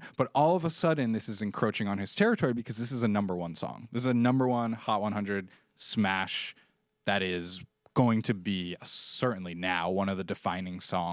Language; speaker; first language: English; native; English